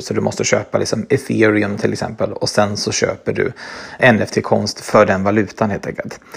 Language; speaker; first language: Swedish; native; Swedish